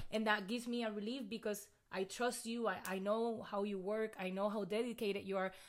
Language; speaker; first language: English; non-native, fluent; Spanish